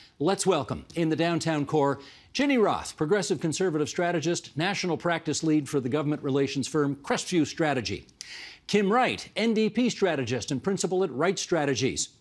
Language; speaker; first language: English; native; English